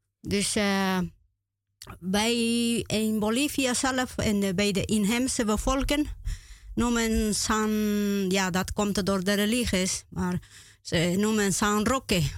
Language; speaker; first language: Dutch; non-native, learner; Spanish